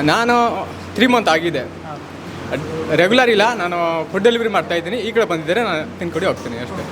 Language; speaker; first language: Kannada; non-native, local second language; Odia